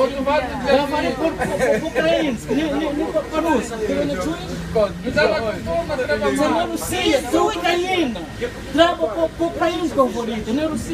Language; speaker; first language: Ukrainian; non-native, learner; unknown